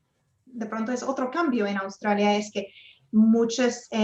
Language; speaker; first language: Spanish; non-native, fluent; English